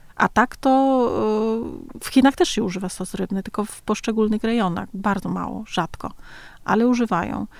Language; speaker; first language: Polish; early bilingual, other home language; Vietnamese